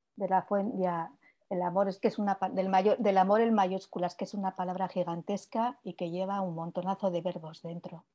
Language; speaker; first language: Spanish; native; Spanish